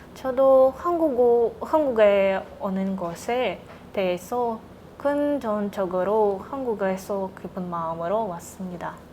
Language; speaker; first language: Korean; non-native, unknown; Russian